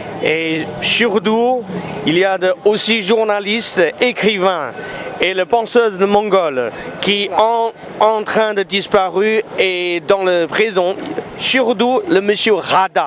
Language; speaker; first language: French; non-native, fluent; Chinese